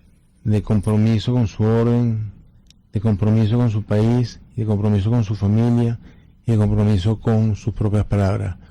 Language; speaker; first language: Spanish; native; Spanish